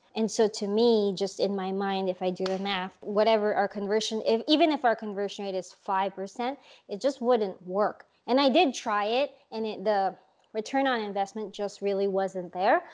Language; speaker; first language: English; non-native, local second language; Filipino